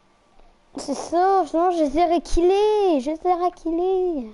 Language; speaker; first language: French; native; French